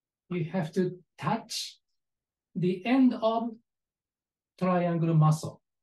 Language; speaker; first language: English; non-native, learner; Japanese